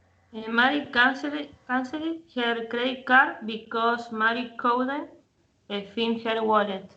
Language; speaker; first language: English; non-native, learner; Spanish